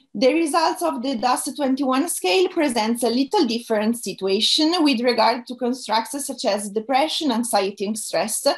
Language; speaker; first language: English; non-native, fluent; Italian